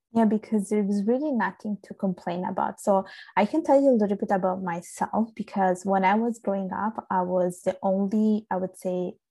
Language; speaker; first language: English; non-native, fluent; Italian